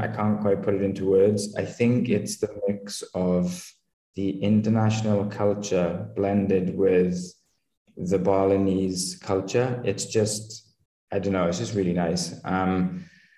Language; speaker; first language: English; native; English